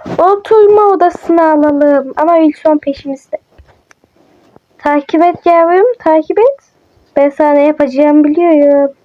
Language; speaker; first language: Turkish; native; Turkish